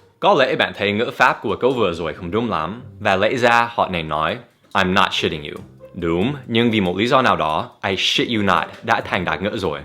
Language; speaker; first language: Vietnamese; non-native, fluent; English